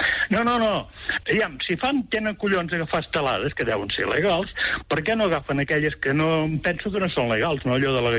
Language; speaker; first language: Catalan; native; Catalan